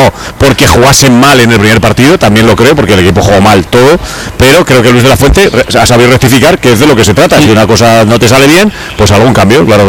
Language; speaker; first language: Spanish; native; Spanish